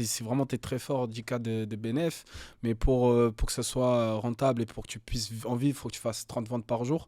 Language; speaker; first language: French; native; French